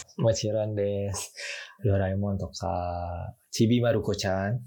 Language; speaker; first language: Japanese; non-native, learner; Indonesian